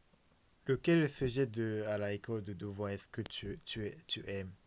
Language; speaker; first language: French; non-native, learner; Japanese